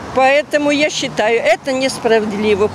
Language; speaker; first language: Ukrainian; non-native, local second language; Russian